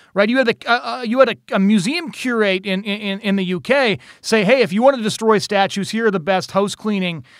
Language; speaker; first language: English; native; English